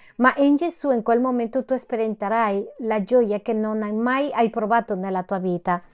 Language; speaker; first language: Italian; non-native, fluent; Spanish